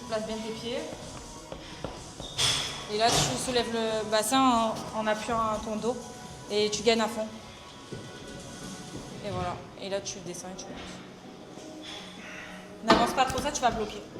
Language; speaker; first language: French; native; French